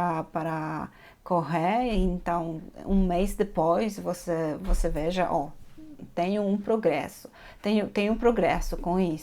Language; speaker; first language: Portuguese; non-native, fluent; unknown